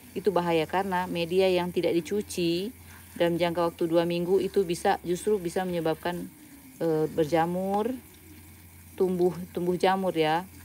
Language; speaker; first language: Indonesian; native; Indonesian